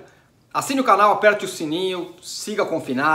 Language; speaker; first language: Portuguese; native; Portuguese